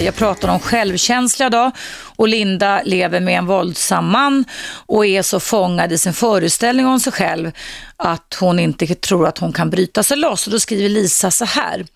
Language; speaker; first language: Swedish; native; Swedish